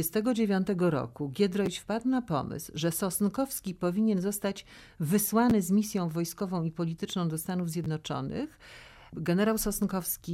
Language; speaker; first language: Polish; native; Polish